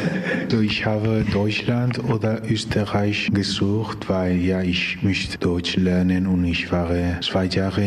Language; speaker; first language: German; non-native, learner; Spanish